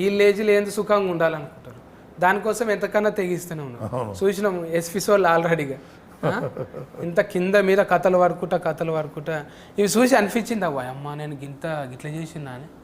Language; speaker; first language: Telugu; native; Telugu